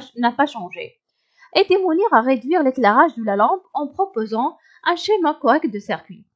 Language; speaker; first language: French; non-native, local second language; Arabic